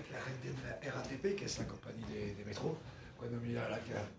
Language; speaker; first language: Spanish; non-native, learner; French